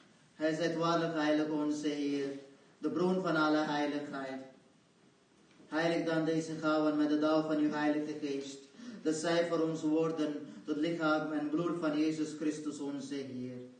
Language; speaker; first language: Dutch; non-native, fluent; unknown